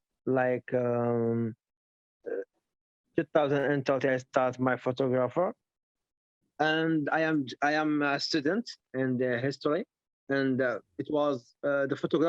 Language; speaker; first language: English; non-native, learner; Arabic